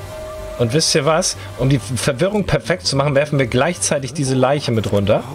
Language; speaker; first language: German; native; German